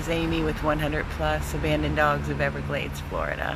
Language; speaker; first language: English; native; English